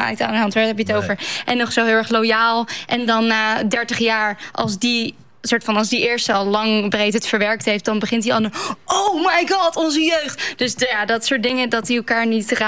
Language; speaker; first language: Dutch; non-native, local second language; Western Frisian